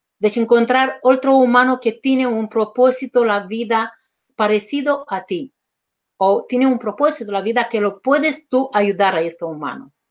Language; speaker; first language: Spanish; non-native, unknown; Romanian